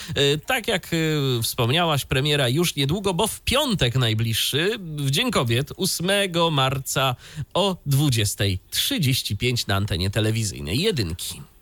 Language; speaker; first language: Polish; native; Polish